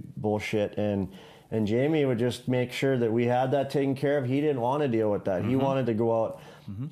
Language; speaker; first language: English; native; English